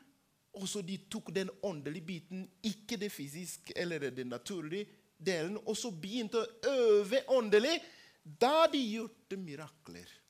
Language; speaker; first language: Swedish; non-native, learner; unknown